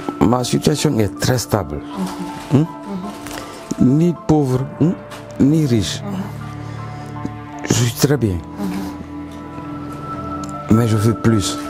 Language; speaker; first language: French; non-native, local second language; Susu